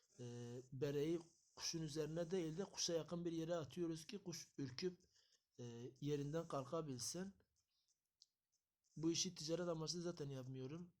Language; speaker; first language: Turkish; native; Turkish